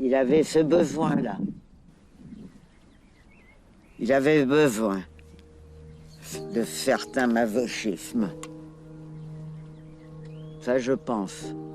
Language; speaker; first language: French; non-native, learner; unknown